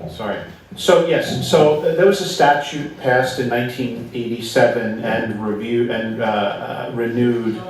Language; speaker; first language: English; native; English